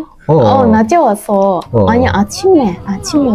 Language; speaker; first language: Korean; non-native, learner; Hmong